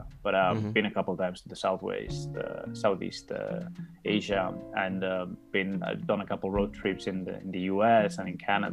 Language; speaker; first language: English; non-native, fluent; Spanish